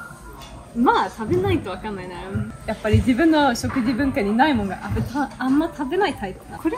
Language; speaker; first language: Japanese; non-native, fluent; Swedish